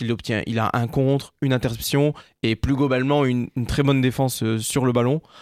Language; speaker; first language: French; native; French